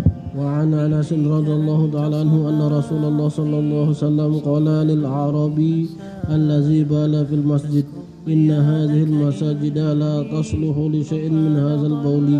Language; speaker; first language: Arabic; non-native, fluent; Indonesian